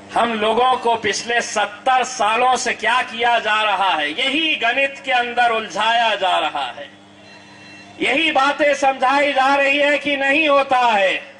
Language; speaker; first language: Urdu; native; Urdu